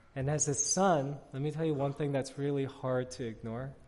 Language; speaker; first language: English; native; English